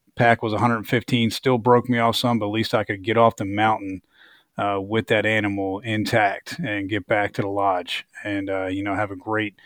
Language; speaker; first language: English; native; English